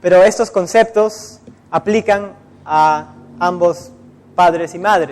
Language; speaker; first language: Spanish; native; Spanish